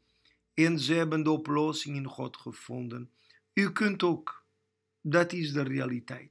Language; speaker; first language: Dutch; non-native, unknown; Portuguese